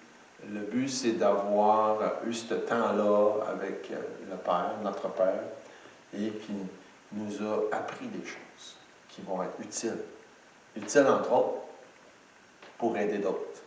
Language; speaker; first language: French; native; French